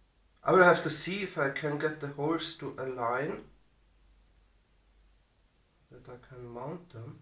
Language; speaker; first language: English; non-native, fluent; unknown